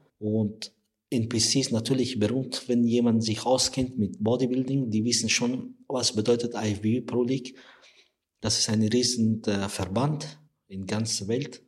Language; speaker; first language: German; non-native, learner; Persian